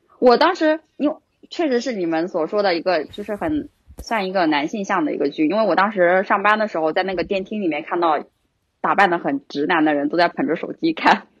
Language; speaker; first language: Chinese; native; Chinese